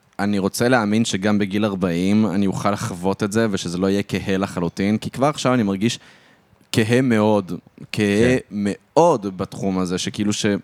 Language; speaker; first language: Hebrew; early bilingual, other home language; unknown